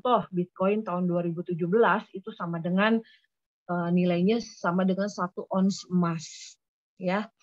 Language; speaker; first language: Indonesian; native; Indonesian